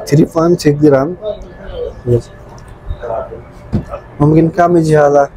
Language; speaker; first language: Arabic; non-native, learner; Bangla